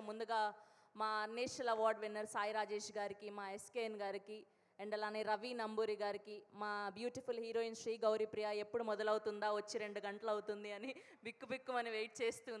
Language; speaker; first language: Telugu; native; Telugu